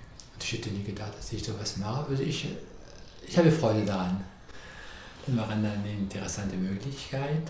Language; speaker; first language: German; non-native, fluent; French